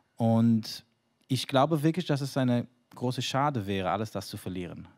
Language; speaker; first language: German; non-native, fluent; Hebrew